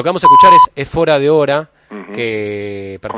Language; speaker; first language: Spanish; native; Spanish